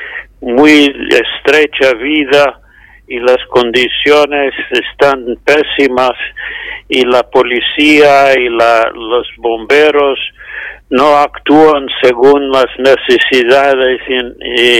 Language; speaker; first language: Spanish; non-native, fluent; English